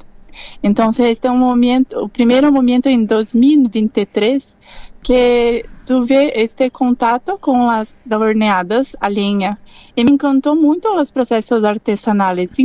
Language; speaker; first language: Spanish; non-native, learner; Portuguese